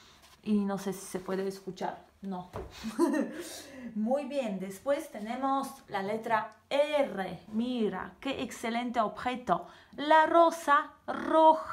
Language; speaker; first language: Spanish; non-native, fluent; Polish